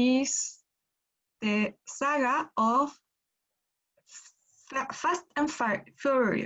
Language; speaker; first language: English; non-native, learner; Spanish